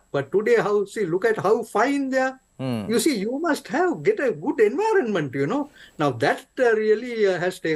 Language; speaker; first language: English; non-native, local second language; Sinhala